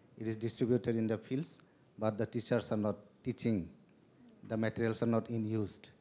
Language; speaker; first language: English; non-native, local second language; Kok Borok